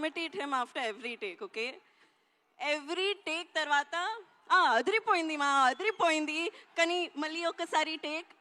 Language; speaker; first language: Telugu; non-native, local second language; Hindi